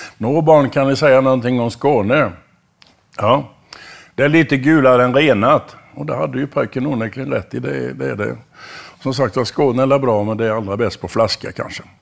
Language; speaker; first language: Swedish; native; Swedish